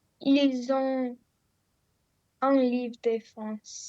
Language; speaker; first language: French; non-native, learner; Romanian